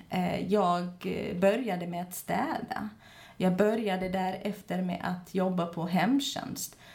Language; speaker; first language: Swedish; non-native, fluent; Kurdish